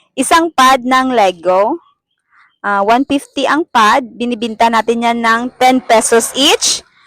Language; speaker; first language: Filipino; non-native, local second language; Cebuano